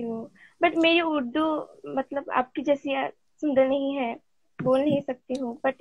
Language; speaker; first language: Hindi; non-native, learner; Bangla